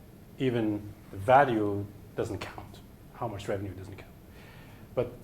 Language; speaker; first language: English; non-native, fluent; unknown